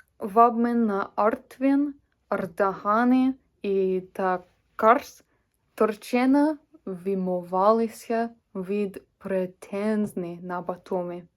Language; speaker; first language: Ukrainian; non-native, learner; English